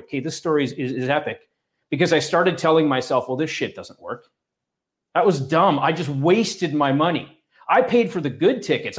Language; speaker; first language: English; native; English